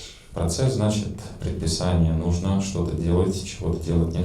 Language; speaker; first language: Russian; native; Russian